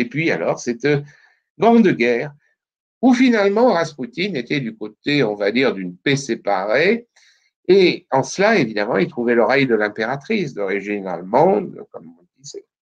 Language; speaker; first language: French; native; French